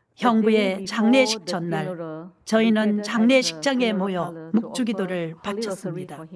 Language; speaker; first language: Korean; non-native, fluent; Malay